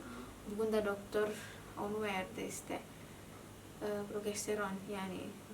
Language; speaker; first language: Turkish; non-native, learner; Indonesian